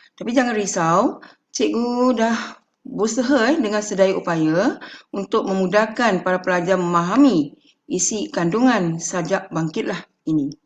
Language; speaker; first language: Malay; non-native, local second language; Chinese